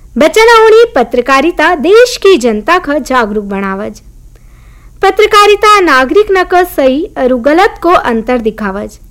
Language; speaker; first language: Hindi; native; Hindi